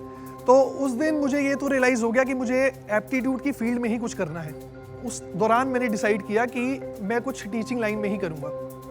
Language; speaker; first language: Hindi; native; Hindi